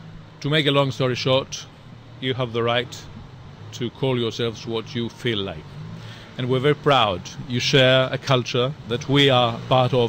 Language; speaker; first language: English; non-native, fluent; Greek